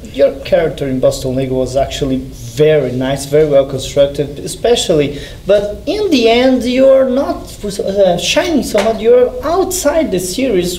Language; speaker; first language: English; non-native, fluent; Portuguese